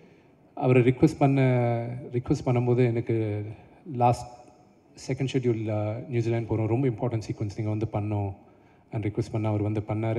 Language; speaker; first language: Tamil; non-native, local second language; Telugu